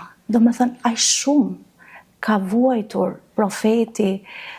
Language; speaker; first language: Albanian; native; Albanian